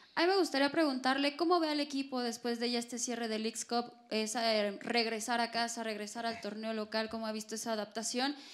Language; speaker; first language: Spanish; non-native, fluent; Portuguese